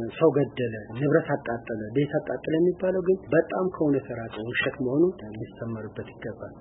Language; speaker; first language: Amharic; non-native, local second language; Oromo